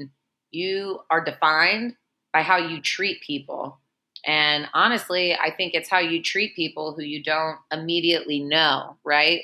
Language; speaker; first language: English; native; English